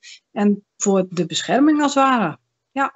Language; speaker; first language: Dutch; native; Dutch